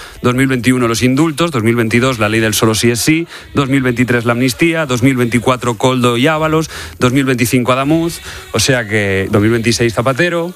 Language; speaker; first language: Spanish; native; Spanish